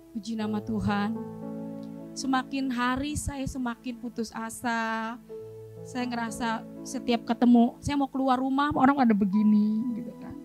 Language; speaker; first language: Indonesian; native; Indonesian